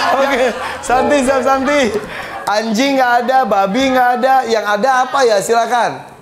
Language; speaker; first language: Indonesian; native; Indonesian